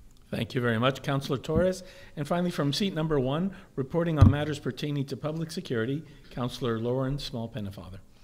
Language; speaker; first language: English; native; English